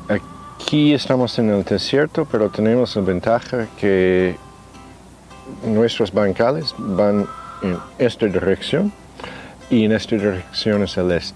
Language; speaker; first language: Spanish; non-native, fluent; English